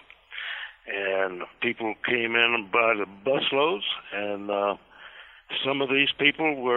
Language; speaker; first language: English; native; English